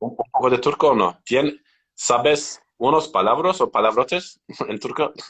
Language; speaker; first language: Spanish; non-native, learner; Turkish